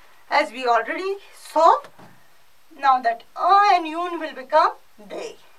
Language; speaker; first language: English; non-native, local second language; Konkani